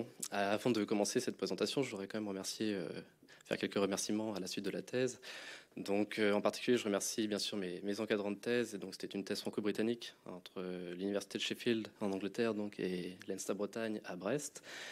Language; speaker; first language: French; native; French